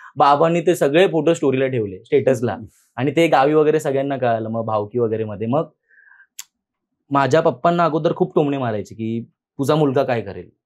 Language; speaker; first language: Marathi; native; Marathi